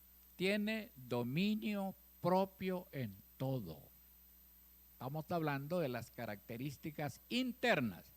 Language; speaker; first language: Spanish; native; Spanish